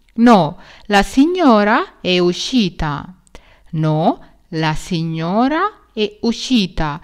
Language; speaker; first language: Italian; non-native, learner; Sinhala